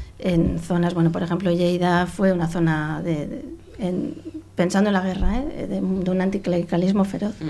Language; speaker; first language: Spanish; non-native, local second language; Catalan